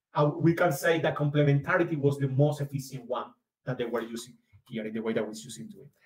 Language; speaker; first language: English; non-native, fluent; Spanish